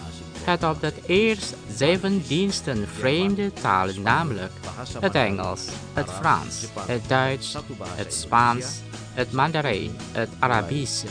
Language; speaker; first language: Dutch; non-native, learner; Indonesian